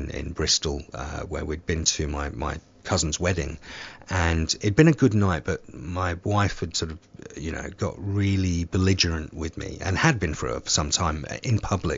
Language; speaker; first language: English; native; English